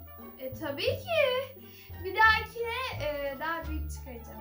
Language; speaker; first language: Turkish; native; Turkish